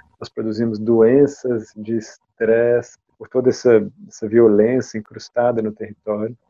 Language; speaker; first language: Portuguese; native; Portuguese